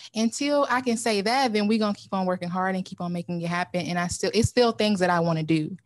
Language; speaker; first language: English; native; English